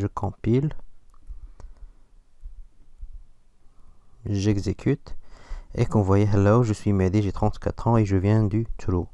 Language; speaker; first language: French; non-native, local second language; Arabic